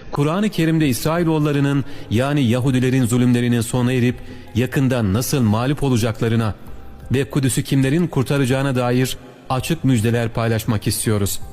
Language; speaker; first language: Turkish; native; Turkish